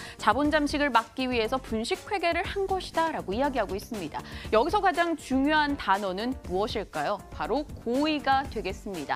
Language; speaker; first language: Korean; native; Korean